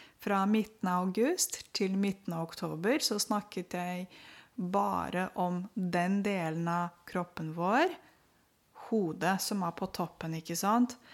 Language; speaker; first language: Norwegian; non-native, fluent; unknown